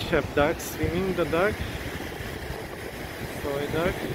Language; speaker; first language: English; non-native, learner; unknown